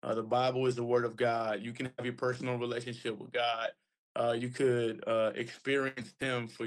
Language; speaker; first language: English; native; English